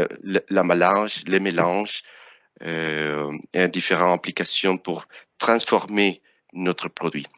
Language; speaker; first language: French; non-native, fluent; Spanish